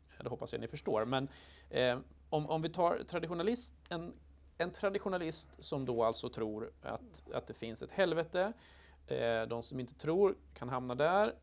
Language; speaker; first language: Swedish; native; Swedish